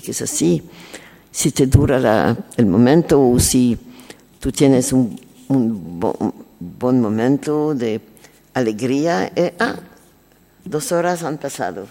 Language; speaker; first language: Spanish; non-native, learner; French